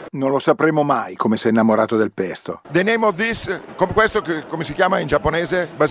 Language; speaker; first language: Italian; native; Italian